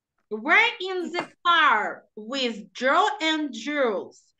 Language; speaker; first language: English; non-native, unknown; Ukrainian